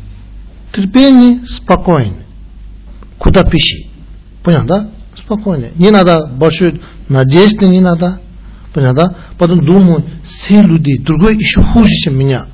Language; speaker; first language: Russian; non-native, learner; Tibetan